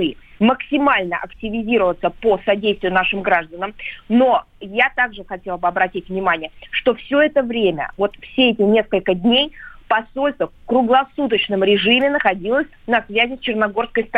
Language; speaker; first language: Russian; native; Russian